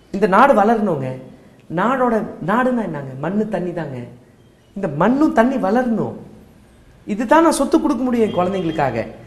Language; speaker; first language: Tamil; non-native, local second language; Marwari